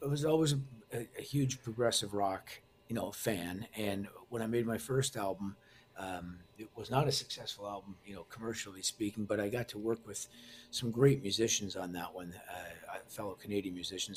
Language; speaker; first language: English; native; English